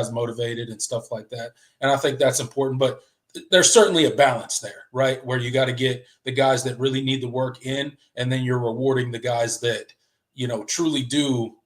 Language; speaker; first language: English; native; English